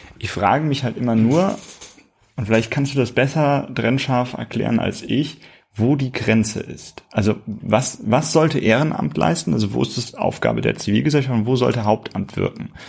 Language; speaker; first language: German; native; German